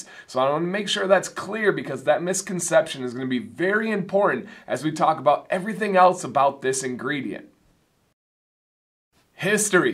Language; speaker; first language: English; native; English